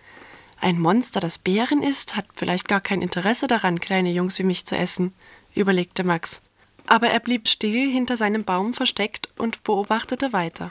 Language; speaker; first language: German; native; German